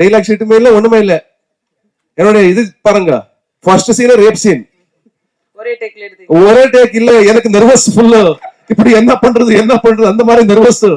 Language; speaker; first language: Tamil; non-native, learner; Kannada